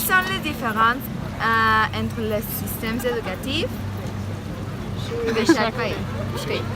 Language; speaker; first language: French; non-native, learner; Spanish